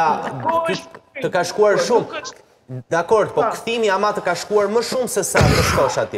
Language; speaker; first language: Albanian; native; Albanian